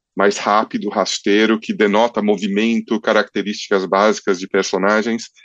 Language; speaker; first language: Portuguese; early bilingual, other home language; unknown